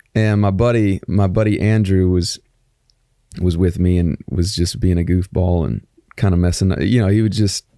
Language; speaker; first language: English; native; English